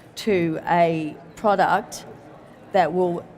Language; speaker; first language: English; native; English